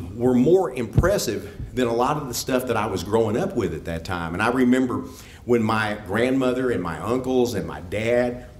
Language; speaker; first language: English; native; English